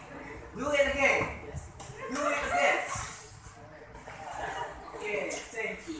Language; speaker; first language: English; non-native, learner; Indonesian